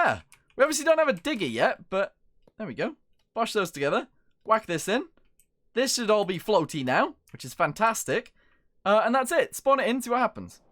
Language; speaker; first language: English; native; English